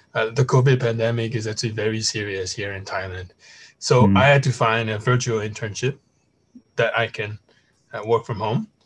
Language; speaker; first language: English; non-native, fluent; Burmese